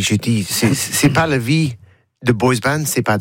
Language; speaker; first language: French; non-native, learner; English